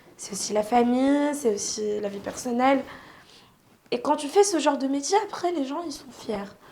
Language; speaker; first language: French; non-native, local second language; Arabic